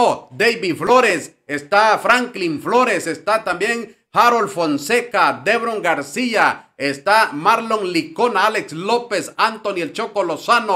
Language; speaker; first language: Spanish; native; Spanish